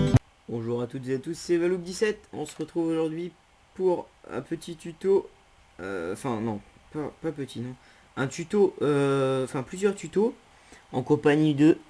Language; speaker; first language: French; native; French